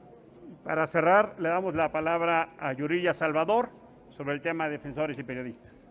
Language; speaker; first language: Spanish; native; Spanish